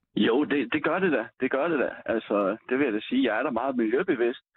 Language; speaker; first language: Danish; native; Danish